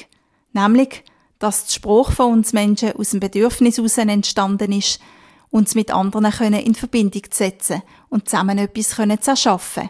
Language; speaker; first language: German; native; German